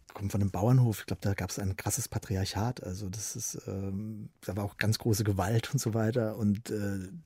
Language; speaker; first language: German; native; German